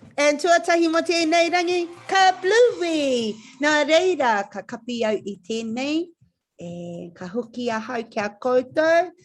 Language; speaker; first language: Māori; non-native, local second language; English